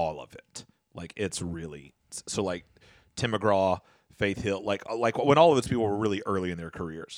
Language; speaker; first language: English; native; English